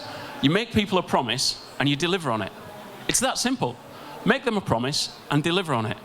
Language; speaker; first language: English; native; English